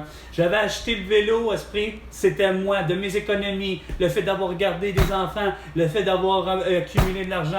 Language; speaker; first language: French; native; French